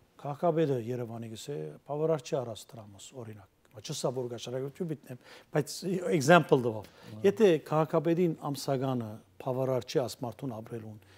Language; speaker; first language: Armenian; early bilingual, heritage; Armenian